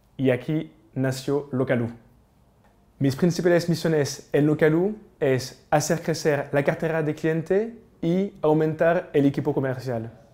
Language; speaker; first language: Spanish; non-native, fluent; French